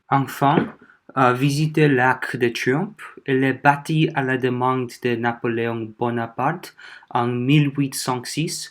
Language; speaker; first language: French; non-native, learner; Korean